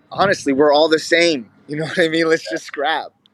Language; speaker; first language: English; native; English